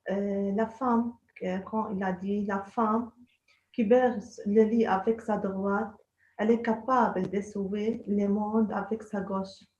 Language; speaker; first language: French; non-native, local second language; Arabic